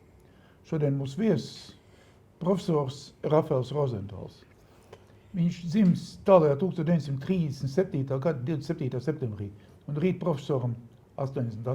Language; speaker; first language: Latvian; native; Latvian